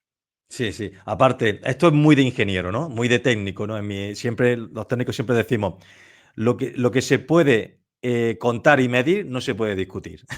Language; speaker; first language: Spanish; native; Spanish